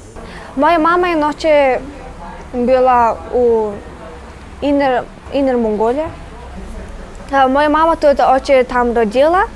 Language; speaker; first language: Russian; non-native, learner; Mongolian